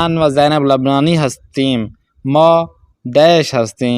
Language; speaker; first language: Persian; non-native, fluent; Urdu